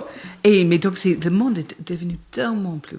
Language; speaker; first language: French; non-native, fluent; English